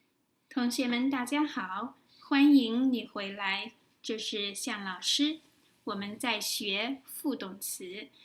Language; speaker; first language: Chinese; non-native, fluent; English